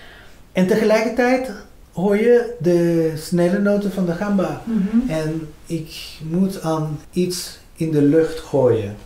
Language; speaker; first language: Dutch; non-native, fluent; Spanish